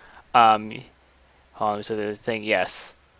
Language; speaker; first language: English; native; English